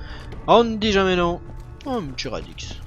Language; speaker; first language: French; native; French